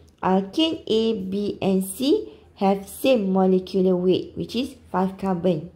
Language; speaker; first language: English; non-native, local second language; Malay